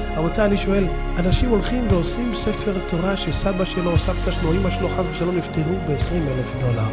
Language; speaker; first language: Hebrew; native; Hebrew